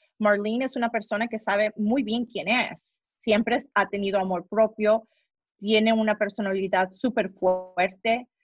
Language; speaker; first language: Spanish; early bilingual, heritage; Spanish